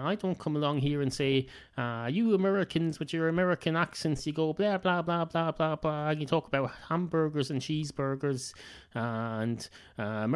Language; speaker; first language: English; native; English